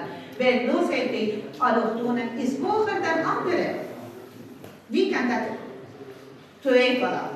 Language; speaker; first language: Dutch; non-native, fluent; Persian